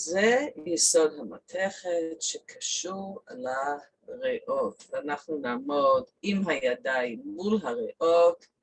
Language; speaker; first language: Hebrew; non-native, fluent; English